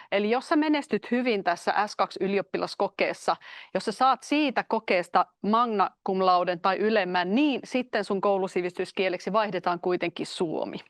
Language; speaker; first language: Finnish; native; Finnish